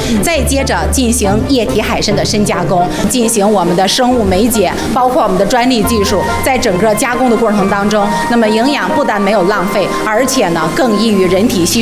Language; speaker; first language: Chinese; native; Chinese